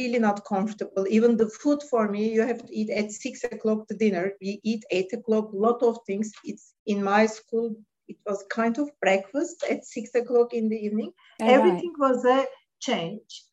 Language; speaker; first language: English; non-native, fluent; Turkish